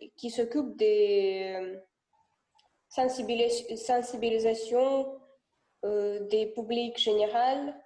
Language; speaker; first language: French; non-native, learner; Russian